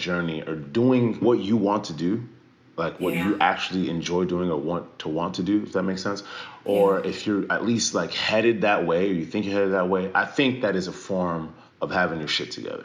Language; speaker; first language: English; early bilingual, other home language; French